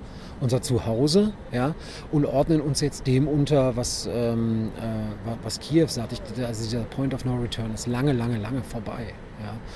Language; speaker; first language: German; native; German